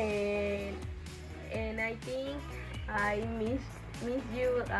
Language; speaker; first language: English; non-native, learner; Spanish